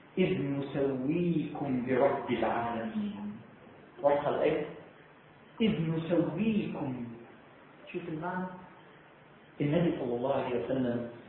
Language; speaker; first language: Arabic; native; Arabic